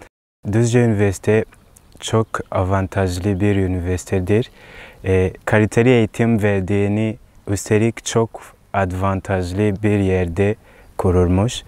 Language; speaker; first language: Turkish; non-native, learner; Kinyarwanda